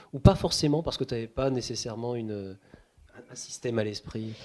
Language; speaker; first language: French; native; French